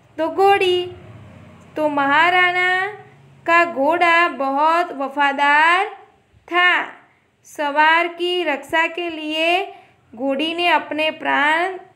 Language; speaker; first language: Hindi; non-native, local second language; Gujarati